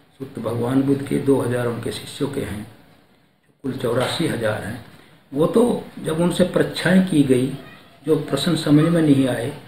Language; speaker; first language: Hindi; native; Hindi